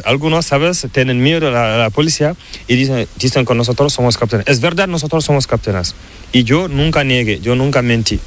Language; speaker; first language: Spanish; non-native, learner; Fula